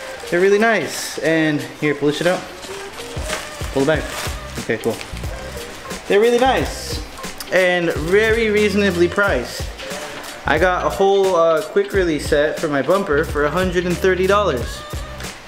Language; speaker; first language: English; early bilingual, other home language; Spanish